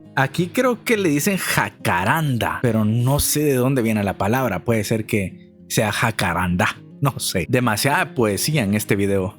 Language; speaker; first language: Spanish; native; Spanish